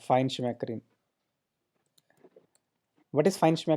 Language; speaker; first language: German; non-native, fluent; Hindi